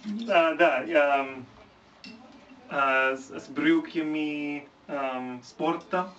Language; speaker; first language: Russian; non-native, learner; English